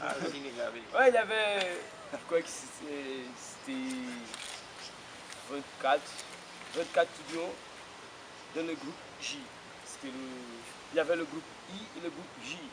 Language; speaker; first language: French; non-native, fluent; Portuguese